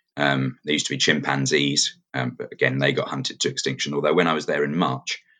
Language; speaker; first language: English; native; English